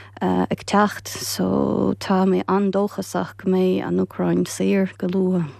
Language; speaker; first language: Irish; non-native, fluent; Ukrainian